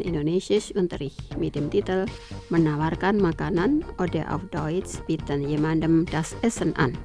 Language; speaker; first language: German; non-native, fluent; Indonesian